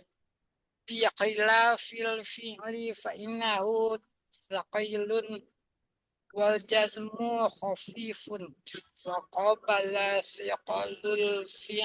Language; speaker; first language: Arabic; non-native, learner; Indonesian